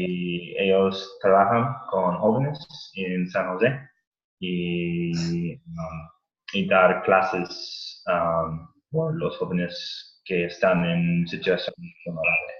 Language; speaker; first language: Spanish; non-native, learner; English